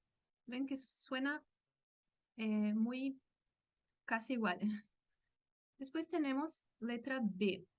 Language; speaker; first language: Spanish; non-native, fluent; Portuguese